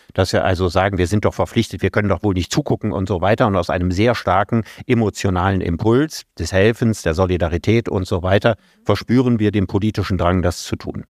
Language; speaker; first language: German; native; German